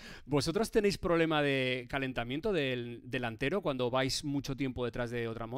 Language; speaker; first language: Spanish; native; Spanish